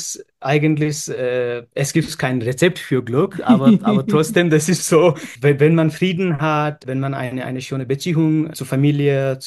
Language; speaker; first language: German; non-native, fluent; Nepali